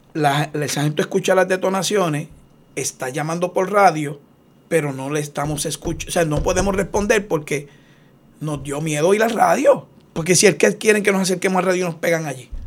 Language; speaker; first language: Spanish; native; Spanish